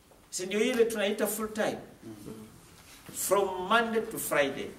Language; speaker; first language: English; non-native, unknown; Swahili